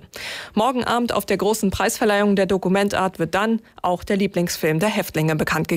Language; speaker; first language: German; native; German